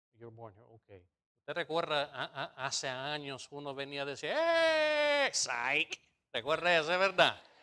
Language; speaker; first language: Spanish; non-native, fluent; English